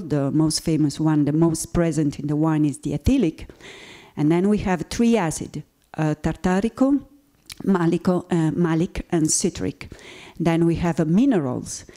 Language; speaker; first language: English; non-native, fluent; Italian